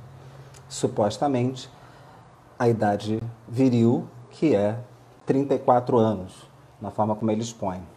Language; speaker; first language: Portuguese; native; Portuguese